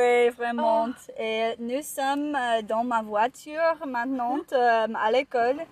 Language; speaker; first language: French; non-native, learner; English